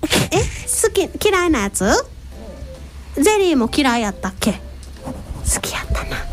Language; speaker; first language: Japanese; native; Japanese